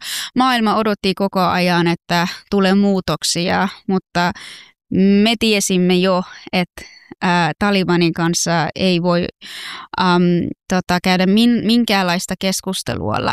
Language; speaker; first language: Finnish; non-native, fluent; Persian